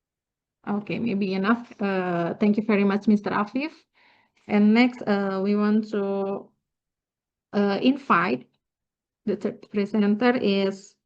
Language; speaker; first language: English; non-native, learner; Indonesian